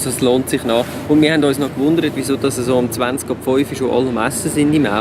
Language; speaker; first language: German; native; German